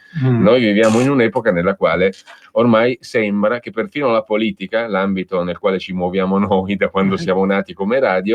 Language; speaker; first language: Italian; native; Italian